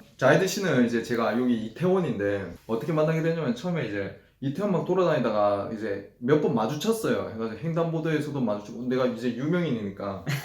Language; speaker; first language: Korean; native; Korean